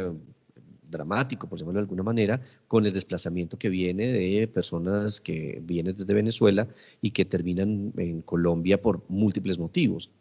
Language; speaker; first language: Spanish; native; Spanish